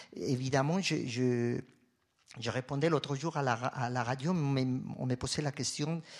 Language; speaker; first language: French; non-native, fluent; Spanish